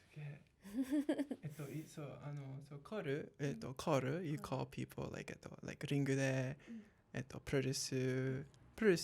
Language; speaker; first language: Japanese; non-native, learner; English